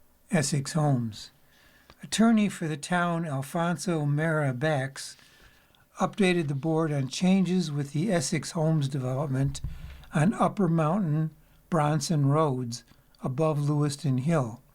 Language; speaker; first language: English; native; English